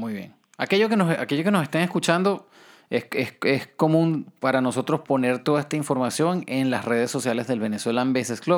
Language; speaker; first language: Spanish; native; Spanish